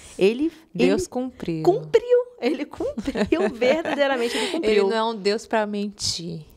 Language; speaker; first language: Portuguese; native; Portuguese